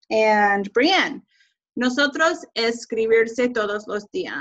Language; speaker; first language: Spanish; non-native, fluent; English